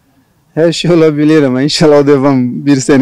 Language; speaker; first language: Turkish; non-native, learner; Portuguese